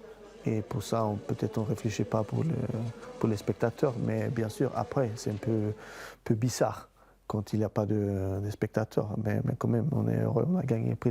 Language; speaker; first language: French; non-native, fluent; Swedish